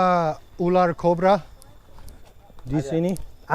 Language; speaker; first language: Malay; non-native, learner; English